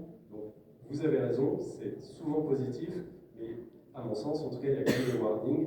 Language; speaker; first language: French; native; French